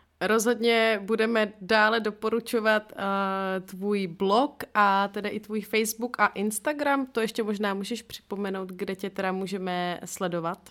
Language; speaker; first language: Czech; native; Czech